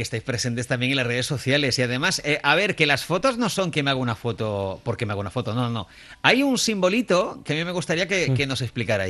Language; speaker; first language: Spanish; native; Spanish